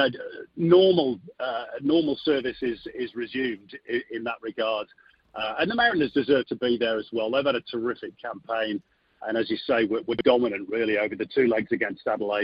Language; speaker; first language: English; native; English